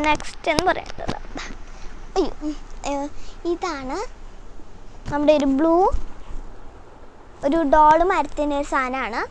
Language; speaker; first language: Malayalam; native; Malayalam